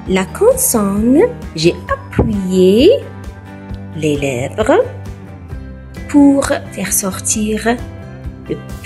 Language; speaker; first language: French; non-native, local second language; Arabic